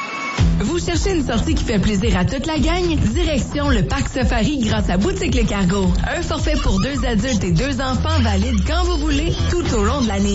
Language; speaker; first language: French; native; French